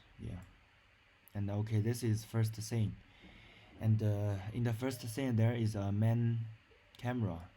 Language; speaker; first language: English; non-native, learner; Chinese